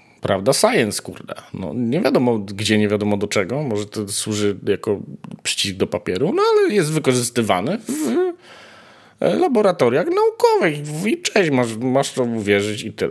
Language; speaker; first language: Polish; native; Polish